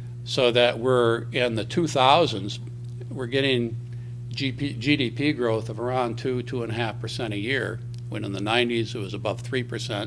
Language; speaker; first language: English; native; English